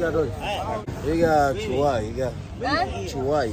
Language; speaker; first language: Chinese; non-native, learner; Swahili